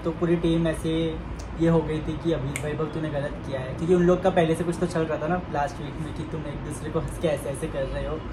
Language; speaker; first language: Hindi; non-native, local second language; Marwari